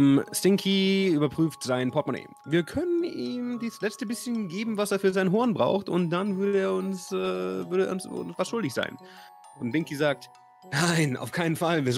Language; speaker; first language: German; native; German